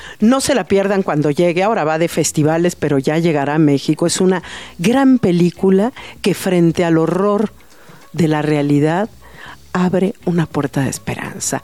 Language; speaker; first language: Spanish; native; Spanish